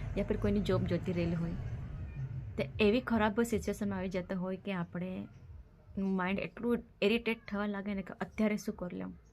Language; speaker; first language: Gujarati; non-native, local second language; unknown